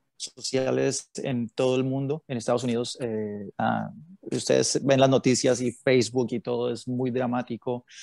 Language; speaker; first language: Spanish; native; Spanish